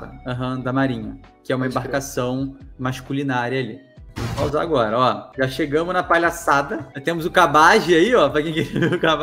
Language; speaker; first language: Portuguese; native; Portuguese